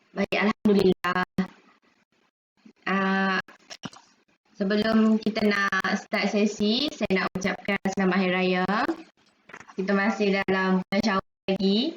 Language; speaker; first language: Malay; native; Malay